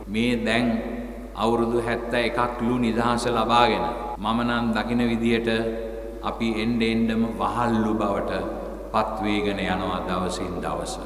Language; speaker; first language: Sinhala; native; Sinhala